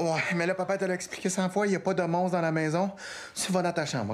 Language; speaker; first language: French; native; French